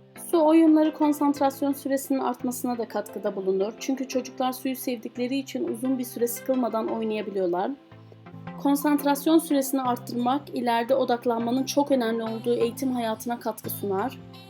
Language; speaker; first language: Turkish; non-native, fluent; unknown